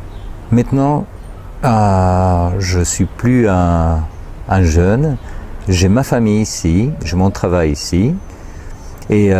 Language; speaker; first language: French; non-native, fluent; Spanish